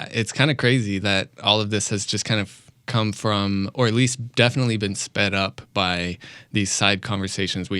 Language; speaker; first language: English; native; English